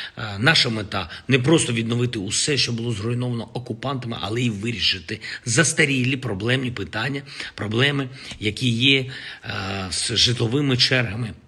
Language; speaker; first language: Ukrainian; non-native, local second language; Russian